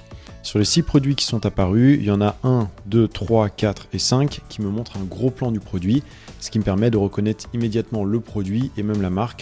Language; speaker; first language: French; native; French